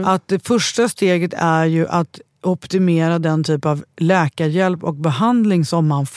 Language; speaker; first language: Swedish; native; Swedish